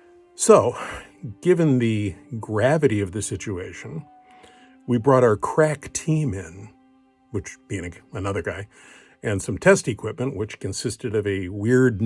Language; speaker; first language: English; native; English